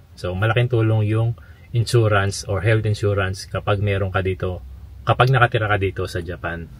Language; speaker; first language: Filipino; native; Filipino